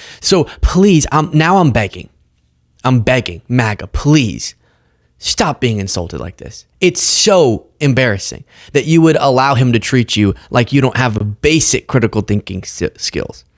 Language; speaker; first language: English; native; English